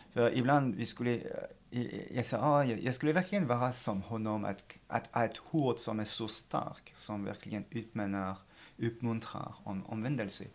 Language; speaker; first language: Swedish; non-native, fluent; French